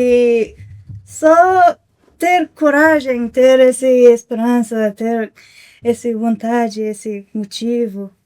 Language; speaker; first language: Portuguese; non-native, fluent; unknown